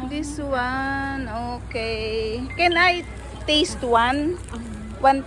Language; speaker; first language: English; non-native, local second language; Filipino